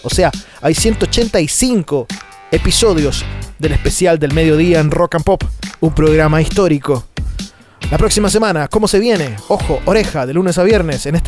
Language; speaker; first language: Spanish; native; Spanish